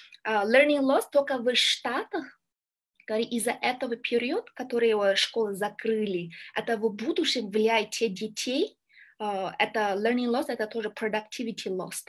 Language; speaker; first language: Russian; non-native, learner; Kyrgyz